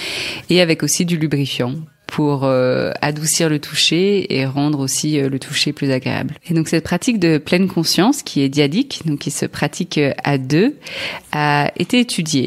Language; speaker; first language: French; native; French